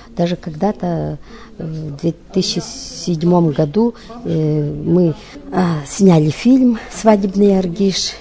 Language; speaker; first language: Russian; non-native, local second language; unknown